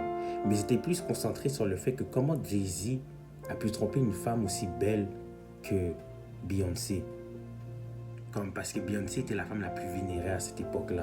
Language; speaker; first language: French; native; French